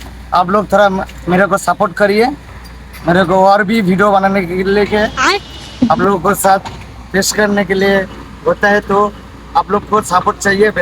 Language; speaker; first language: Hindi; non-native, local second language; Bangla